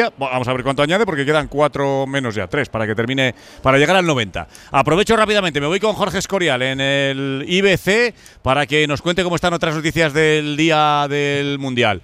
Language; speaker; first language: Spanish; native; Spanish